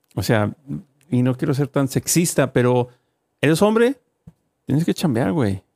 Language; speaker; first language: Spanish; native; Spanish